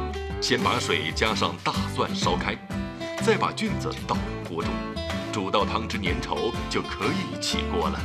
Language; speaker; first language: Chinese; native; Chinese